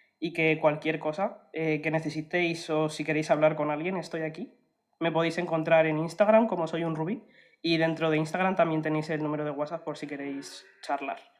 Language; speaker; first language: Spanish; early bilingual, other home language; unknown